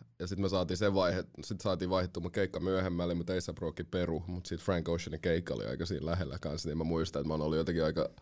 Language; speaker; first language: Finnish; early bilingual, other home language; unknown